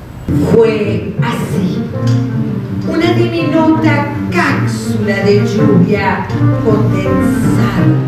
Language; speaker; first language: Spanish; native; Spanish